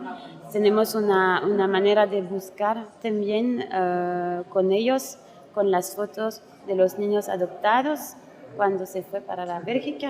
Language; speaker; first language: Spanish; non-native, learner; French